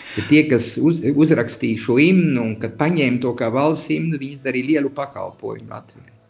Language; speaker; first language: Latvian; early bilingual, heritage; Latvian